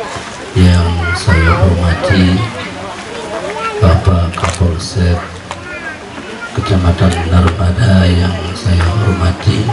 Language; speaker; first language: Indonesian; non-native, local second language; Sasak